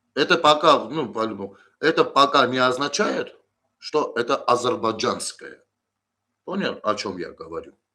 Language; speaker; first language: Russian; non-native, local second language; Armenian